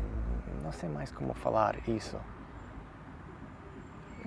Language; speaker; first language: Portuguese; non-native, learner; English